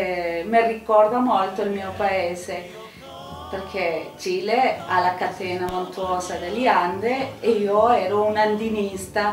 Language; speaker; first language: Italian; non-native, fluent; Spanish